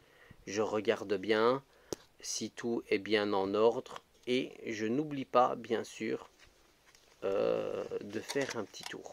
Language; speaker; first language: French; native; French